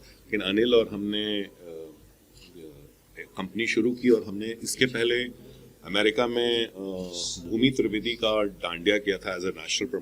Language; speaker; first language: Hindi; native; Hindi